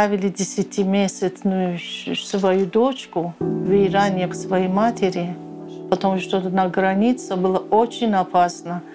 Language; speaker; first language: Russian; non-native, learner; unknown